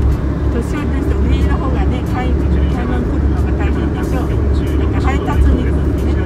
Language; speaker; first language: Japanese; native; Japanese